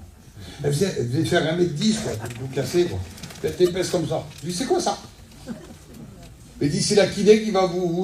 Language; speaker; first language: French; native; French